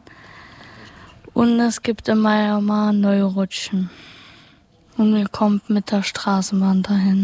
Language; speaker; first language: German; native; German